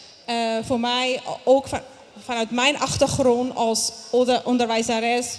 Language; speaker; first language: Dutch; non-native, fluent; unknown